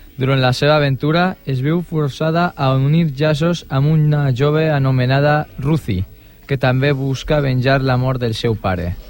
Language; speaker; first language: Catalan; non-native, local second language; Spanish